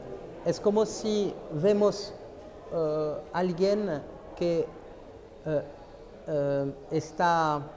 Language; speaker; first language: Spanish; non-native, fluent; French